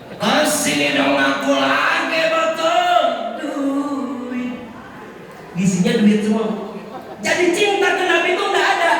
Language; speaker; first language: Indonesian; non-native, local second language; Sundanese